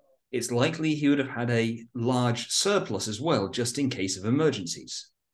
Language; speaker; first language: English; native; English